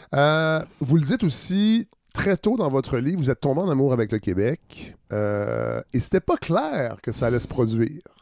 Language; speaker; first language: French; native; French